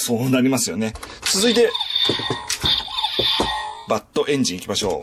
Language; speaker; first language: Japanese; native; Japanese